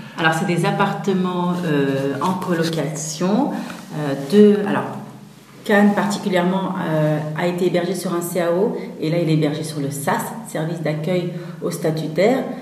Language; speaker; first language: French; native; French